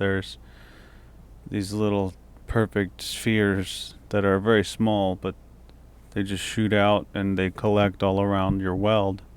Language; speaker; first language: English; native; English